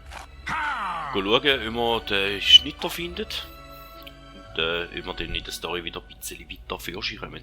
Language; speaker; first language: German; native; German